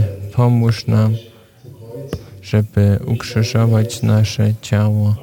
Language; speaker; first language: Polish; non-native, fluent; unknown